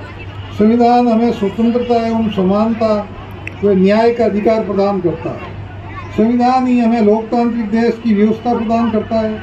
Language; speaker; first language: Hindi; native; Hindi